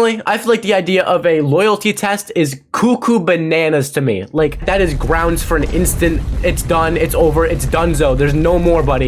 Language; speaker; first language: English; native; English